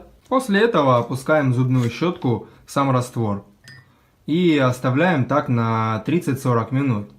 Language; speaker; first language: Russian; native; Russian